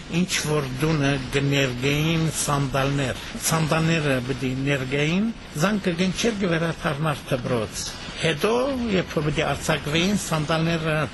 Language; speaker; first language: Armenian; early bilingual, heritage; Armenian